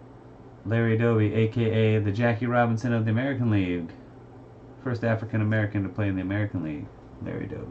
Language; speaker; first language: English; native; English